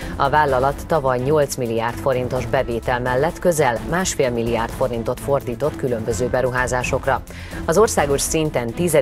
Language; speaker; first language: Hungarian; native; Hungarian